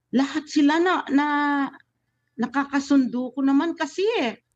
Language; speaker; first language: Filipino; native; Filipino